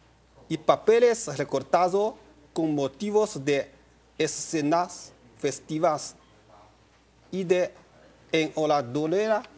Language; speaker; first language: Spanish; non-native, learner; Chinese